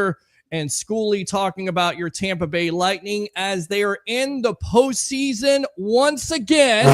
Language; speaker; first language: English; native; English